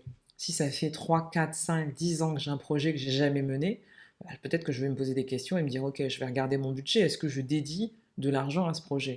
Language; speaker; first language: French; native; French